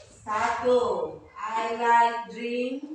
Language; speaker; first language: English; non-native, learner; Indonesian